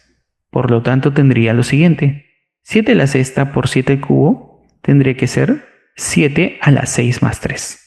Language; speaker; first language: Spanish; native; Spanish